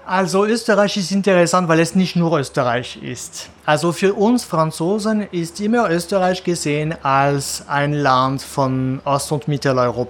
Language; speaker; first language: German; non-native, fluent; French